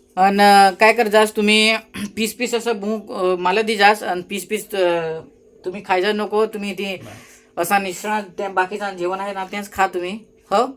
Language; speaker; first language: Marathi; native; Marathi